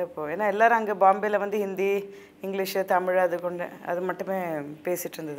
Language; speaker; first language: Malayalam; non-native, local second language; Tamil